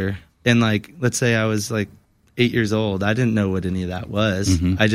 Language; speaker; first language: English; native; English